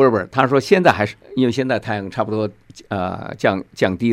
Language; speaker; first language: Chinese; native; Chinese